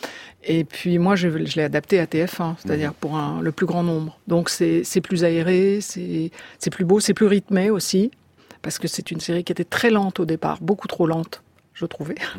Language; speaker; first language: French; native; French